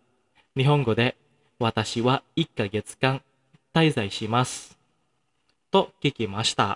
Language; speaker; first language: Japanese; non-native, fluent; Indonesian